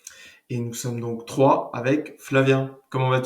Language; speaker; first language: French; native; French